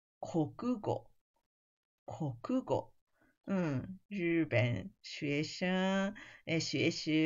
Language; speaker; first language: Chinese; non-native, fluent; Japanese